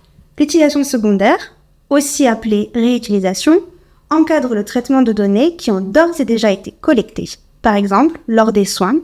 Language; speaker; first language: French; native; French